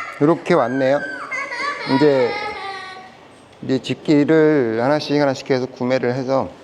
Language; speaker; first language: Korean; native; Korean